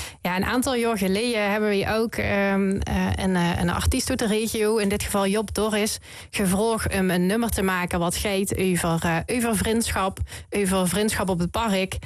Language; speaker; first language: Dutch; native; Dutch